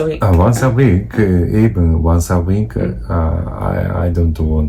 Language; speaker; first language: English; non-native, learner; Japanese